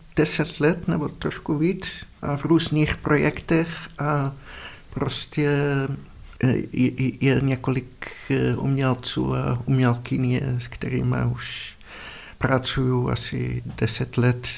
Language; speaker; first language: Czech; non-native, fluent; Dutch